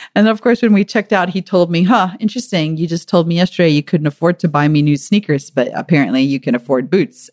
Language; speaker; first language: English; native; English